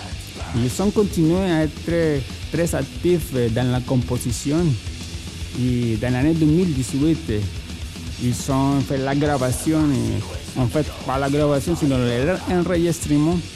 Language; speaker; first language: French; non-native, fluent; Spanish